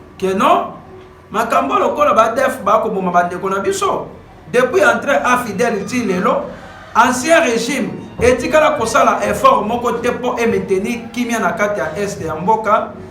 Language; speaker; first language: Lingala; native; Lingala